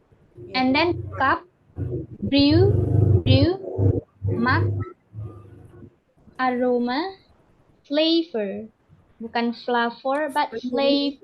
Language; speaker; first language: English; non-native, fluent; Indonesian